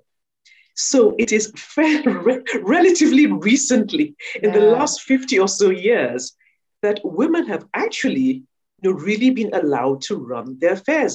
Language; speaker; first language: English; non-native, local second language; Yoruba